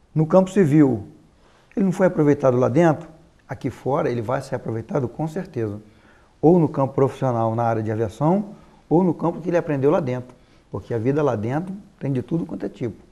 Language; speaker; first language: Portuguese; native; Portuguese